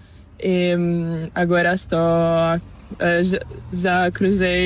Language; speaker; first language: Spanish; non-native, learner; Italian